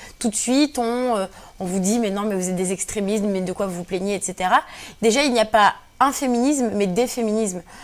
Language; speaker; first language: French; early bilingual, other home language; Kabyle